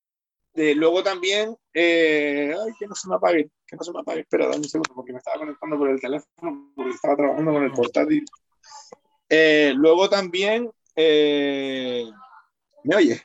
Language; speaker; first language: Spanish; native; Spanish